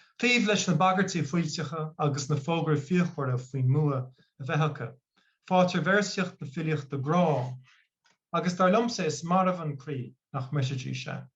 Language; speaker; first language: Irish; non-native, local second language; English